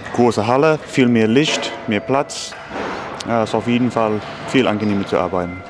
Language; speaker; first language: German; non-native, fluent; Russian